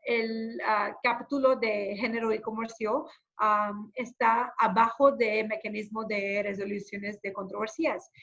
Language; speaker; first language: Spanish; non-native, fluent; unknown